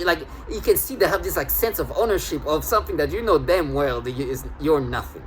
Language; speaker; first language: English; non-native, fluent; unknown